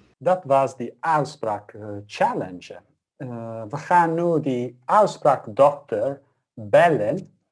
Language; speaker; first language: Dutch; non-native, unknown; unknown